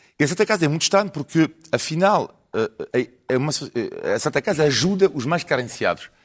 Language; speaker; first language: Portuguese; non-native, fluent; French